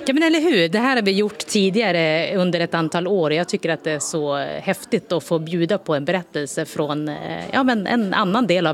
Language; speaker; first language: Swedish; native; Swedish